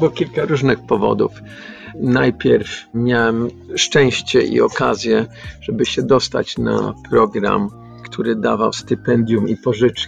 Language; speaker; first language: Polish; early bilingual, heritage; Polish